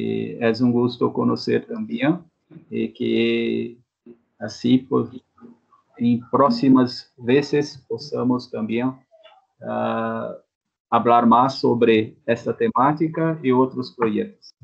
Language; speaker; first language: Spanish; non-native, fluent; Portuguese